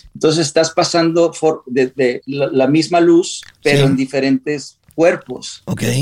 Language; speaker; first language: Spanish; native; Spanish